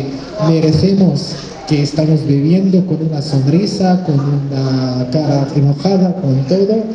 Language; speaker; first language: Spanish; non-native, fluent; Arabic